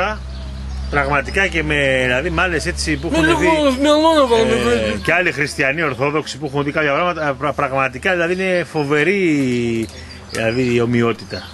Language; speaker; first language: Greek; native; Greek